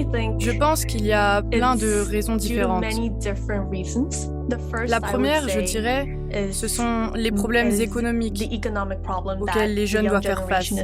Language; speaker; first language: French; non-native, fluent; Korean